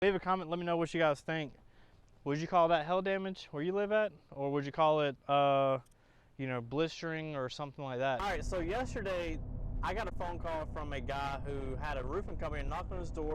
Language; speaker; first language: English; native; English